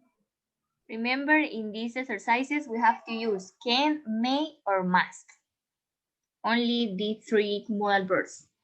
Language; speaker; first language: English; non-native, learner; Spanish